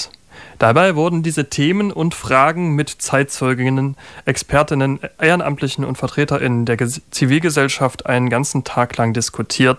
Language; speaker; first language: German; native; German